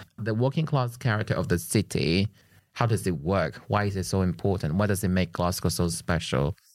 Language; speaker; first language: English; non-native, fluent; Chinese